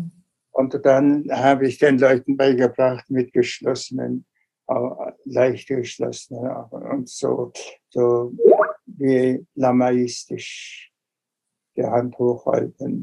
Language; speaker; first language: German; non-native, fluent; Tuvinian